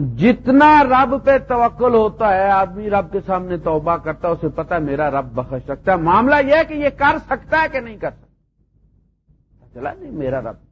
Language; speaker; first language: Urdu; non-native, local second language; Punjabi